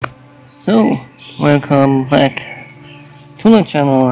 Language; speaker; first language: English; non-native, fluent; German